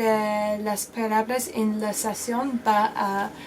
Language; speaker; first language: Spanish; non-native, learner; English